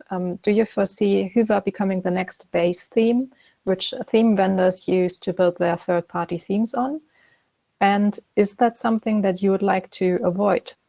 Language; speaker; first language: English; non-native, fluent; German